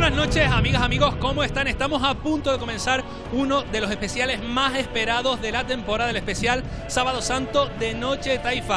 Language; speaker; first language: Spanish; native; Spanish